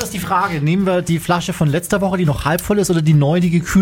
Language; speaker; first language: German; native; German